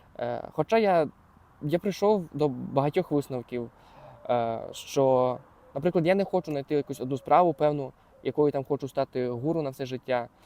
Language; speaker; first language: Ukrainian; non-native, local second language; Russian